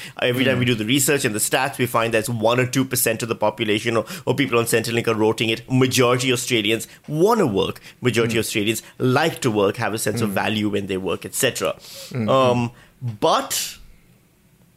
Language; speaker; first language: English; non-native, local second language; Urdu